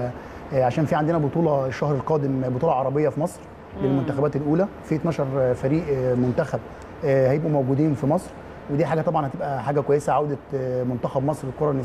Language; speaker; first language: Arabic; native; Arabic